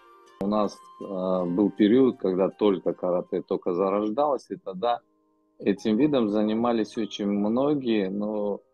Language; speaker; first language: Russian; non-native, local second language; Tajik